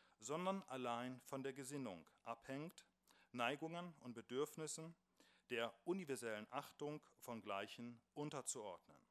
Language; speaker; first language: German; native; German